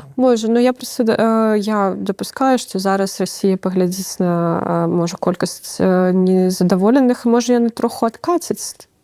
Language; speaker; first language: Belarusian; non-native, local second language; Russian